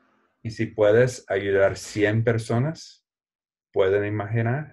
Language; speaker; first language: Spanish; non-native, learner; English